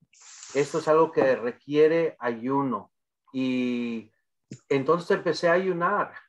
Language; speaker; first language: Spanish; early bilingual, other home language; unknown